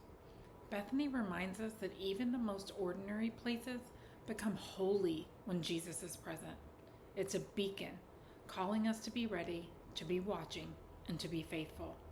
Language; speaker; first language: English; native; English